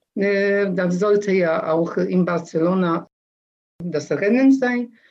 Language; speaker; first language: German; non-native, fluent; Polish